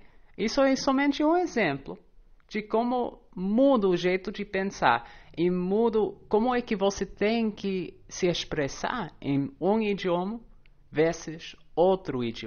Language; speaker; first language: Portuguese; non-native, fluent; English